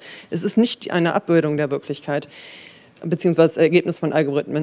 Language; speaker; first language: German; native; German